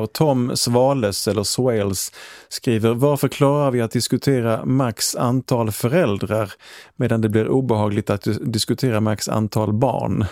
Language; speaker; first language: Swedish; native; Swedish